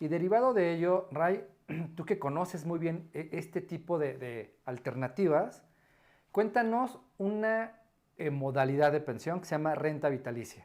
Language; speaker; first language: Spanish; native; Spanish